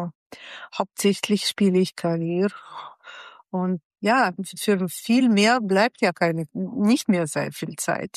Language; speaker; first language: German; non-native, fluent; Russian